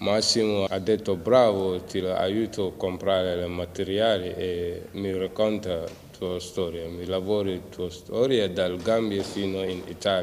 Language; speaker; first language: Italian; non-native, learner; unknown